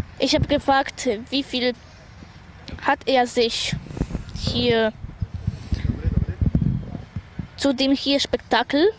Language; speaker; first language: German; non-native, learner; Polish